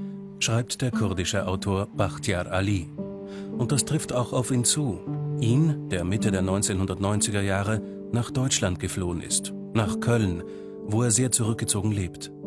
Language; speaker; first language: German; native; German